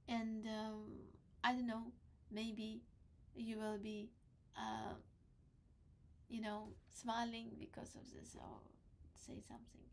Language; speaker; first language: English; non-native, learner; Crimean Tatar